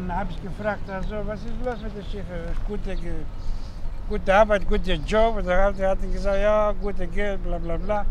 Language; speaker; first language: German; non-native, learner; Greek